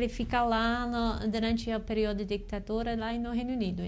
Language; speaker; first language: Portuguese; non-native, fluent; English